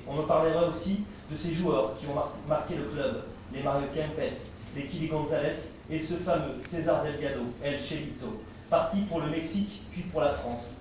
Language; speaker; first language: French; native; French